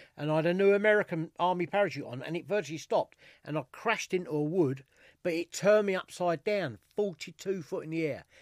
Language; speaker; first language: English; native; English